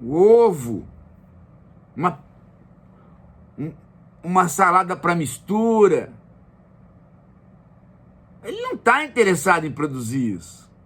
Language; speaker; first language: Portuguese; native; Portuguese